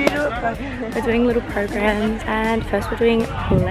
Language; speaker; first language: English; native; English